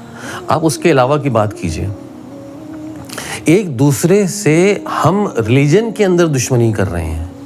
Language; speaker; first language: Urdu; native; Urdu